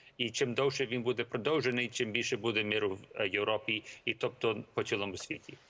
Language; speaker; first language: Ukrainian; early bilingual, heritage; Ukrainian